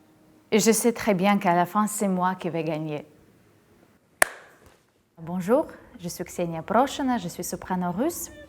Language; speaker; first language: French; non-native, fluent; Russian